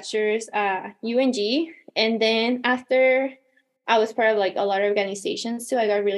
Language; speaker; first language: English; non-native, fluent; Spanish